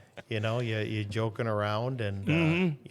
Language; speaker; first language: English; native; English